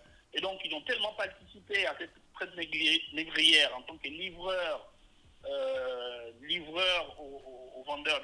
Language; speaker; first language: French; native; French